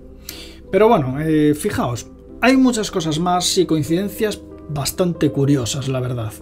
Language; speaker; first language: Spanish; native; Spanish